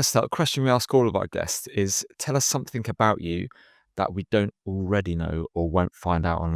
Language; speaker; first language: English; native; English